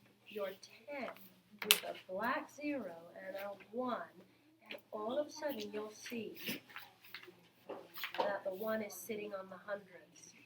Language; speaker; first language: English; native; English